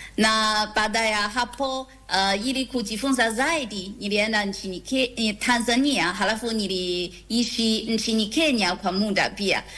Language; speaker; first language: Swahili; non-native, fluent; Chinese